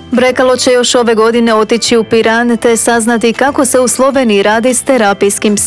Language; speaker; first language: Croatian; native; Croatian